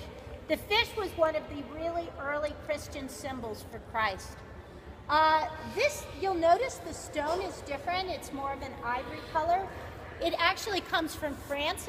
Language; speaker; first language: English; native; English